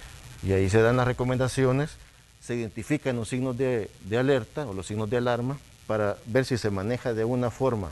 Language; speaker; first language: Spanish; native; Spanish